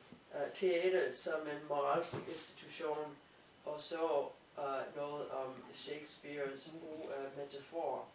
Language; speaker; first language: Danish; non-native, fluent; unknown